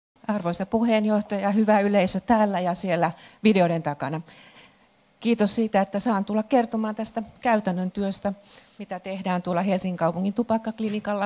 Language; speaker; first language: Finnish; native; Finnish